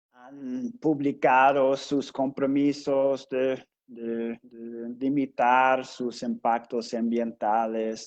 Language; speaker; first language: Spanish; non-native, fluent; English